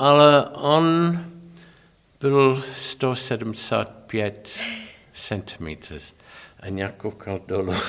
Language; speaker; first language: Czech; non-native, learner; English